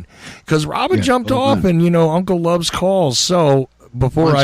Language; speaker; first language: English; native; English